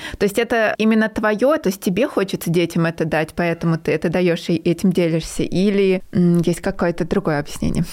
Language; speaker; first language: Russian; native; Russian